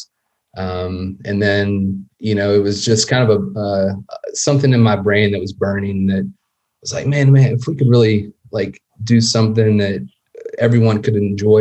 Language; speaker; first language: English; native; English